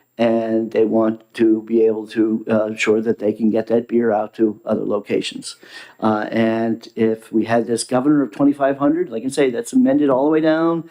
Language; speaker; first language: English; native; English